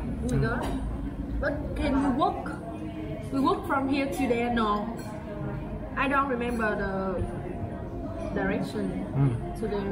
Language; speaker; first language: English; non-native, learner; Vietnamese